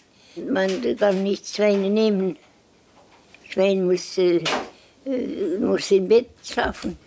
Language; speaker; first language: German; non-native, learner; Estonian